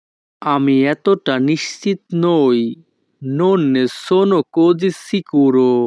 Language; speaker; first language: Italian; non-native, fluent; Bangla